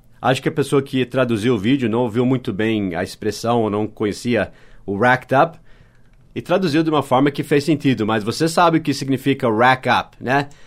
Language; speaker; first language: Portuguese; non-native, fluent; English